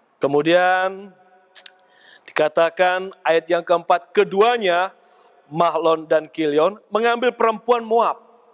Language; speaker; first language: Indonesian; native; Indonesian